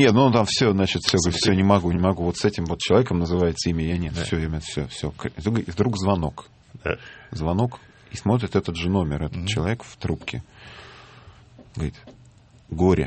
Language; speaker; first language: Russian; native; Russian